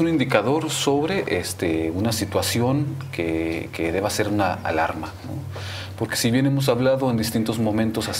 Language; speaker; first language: Spanish; native; Spanish